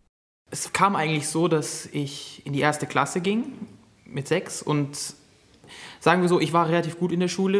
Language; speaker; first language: German; non-native, local second language; English